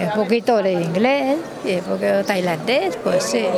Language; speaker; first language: Spanish; non-native, learner; Thai